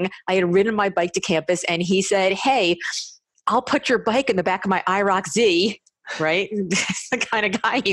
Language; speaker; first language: English; native; English